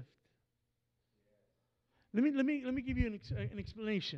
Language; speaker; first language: English; native; English